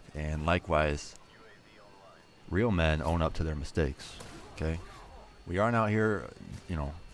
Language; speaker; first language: English; native; English